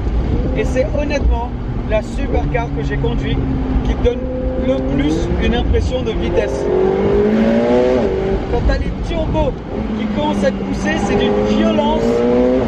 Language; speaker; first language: French; native; French